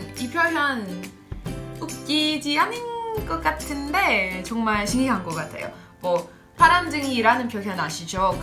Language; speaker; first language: Korean; non-native, learner; English